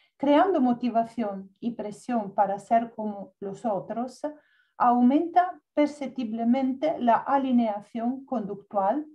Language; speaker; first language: Spanish; non-native, learner; Italian